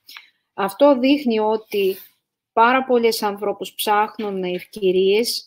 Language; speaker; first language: Greek; non-native, fluent; Russian